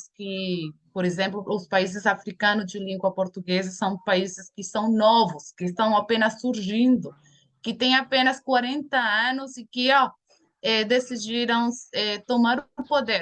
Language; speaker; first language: Portuguese; non-native, fluent; Spanish